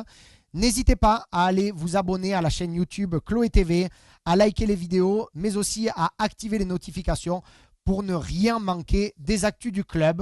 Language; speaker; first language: French; native; French